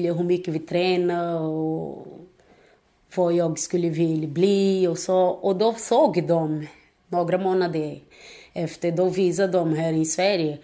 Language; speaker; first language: Swedish; non-native, fluent; Portuguese